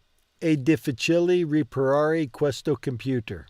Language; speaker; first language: Italian; non-native, learner; English